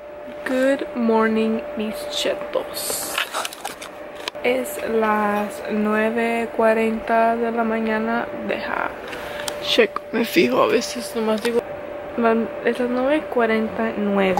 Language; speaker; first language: Spanish; early bilingual, other home language; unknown